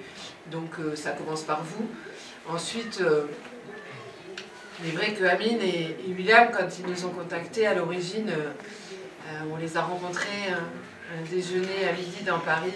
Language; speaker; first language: French; native; French